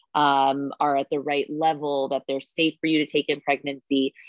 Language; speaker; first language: English; native; English